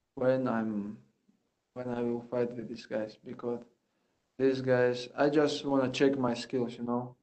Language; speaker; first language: English; non-native, learner; Russian